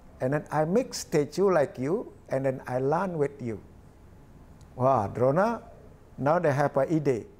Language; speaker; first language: English; non-native, learner; Balinese